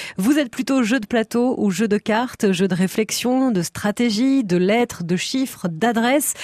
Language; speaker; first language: French; native; French